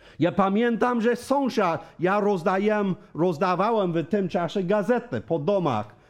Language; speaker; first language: Polish; non-native, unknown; English